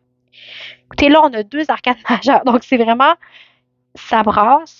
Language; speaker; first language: French; native; French